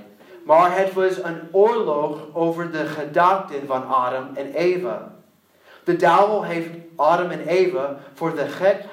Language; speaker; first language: Dutch; non-native, learner; English